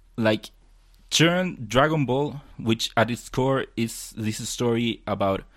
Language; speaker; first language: English; non-native, fluent; Spanish